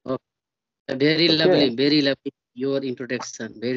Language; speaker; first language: English; non-native, learner; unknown